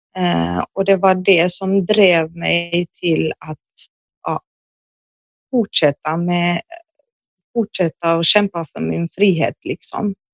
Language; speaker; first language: Swedish; early bilingual, other home language; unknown